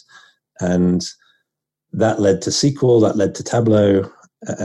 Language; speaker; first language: English; native; English